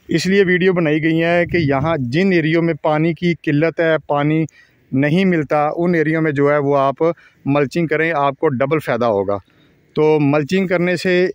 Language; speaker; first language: Urdu; non-native, local second language; Punjabi